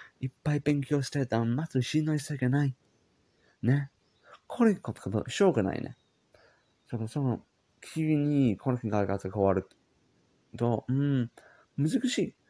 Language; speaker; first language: Japanese; non-native, learner; English